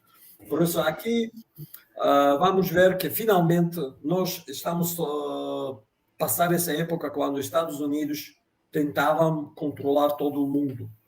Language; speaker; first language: Portuguese; non-native, fluent; Russian